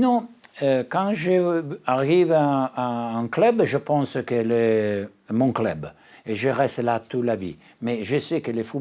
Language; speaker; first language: French; non-native, learner; Italian